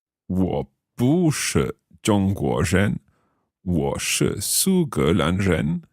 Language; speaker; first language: Chinese; non-native, learner; English